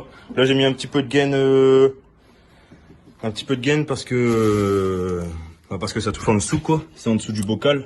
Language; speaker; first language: French; native; French